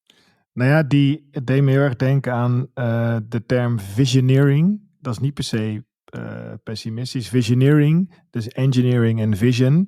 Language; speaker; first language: Dutch; native; Dutch